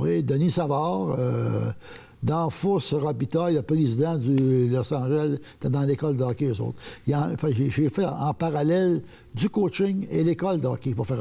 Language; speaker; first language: French; native; French